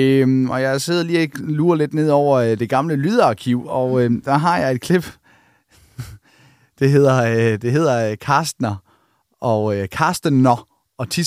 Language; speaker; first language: Danish; native; Danish